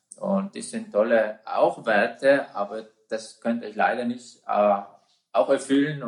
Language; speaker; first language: German; non-native, fluent; Tigrinya